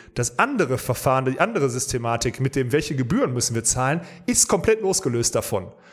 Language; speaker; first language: German; native; German